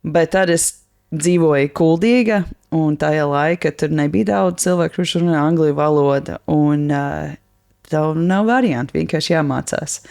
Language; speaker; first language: Latvian; non-native, learner; English